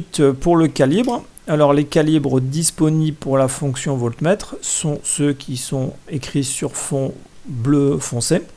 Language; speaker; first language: French; native; French